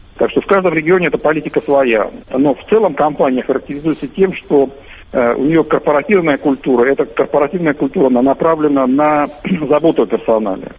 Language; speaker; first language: Russian; native; Russian